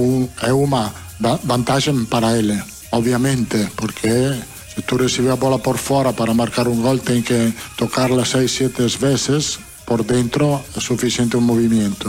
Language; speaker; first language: Portuguese; non-native, fluent; Italian